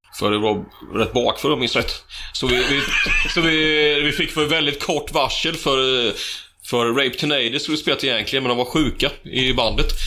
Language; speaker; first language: Swedish; native; Swedish